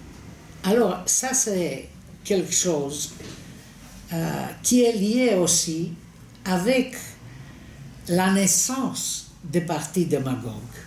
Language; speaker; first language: French; non-native, fluent; Greek